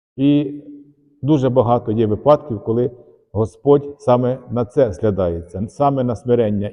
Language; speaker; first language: Ukrainian; native; Ukrainian